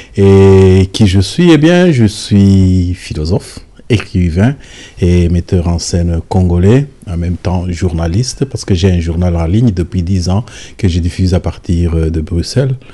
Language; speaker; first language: French; non-native, local second language; Lingala